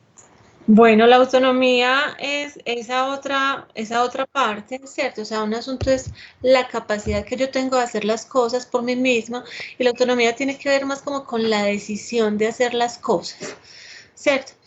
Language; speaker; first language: Spanish; native; Spanish